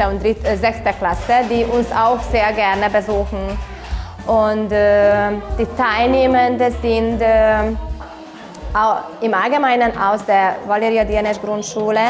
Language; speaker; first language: German; non-native, local second language; Hungarian